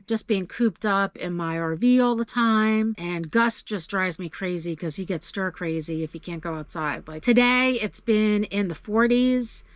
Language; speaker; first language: English; native; English